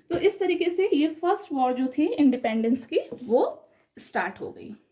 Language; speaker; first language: Hindi; native; Hindi